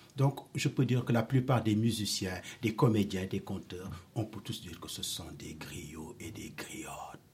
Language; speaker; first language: French; non-native, local second language; Wolof